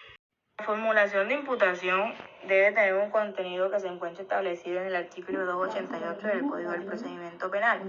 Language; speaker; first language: Spanish; native; Spanish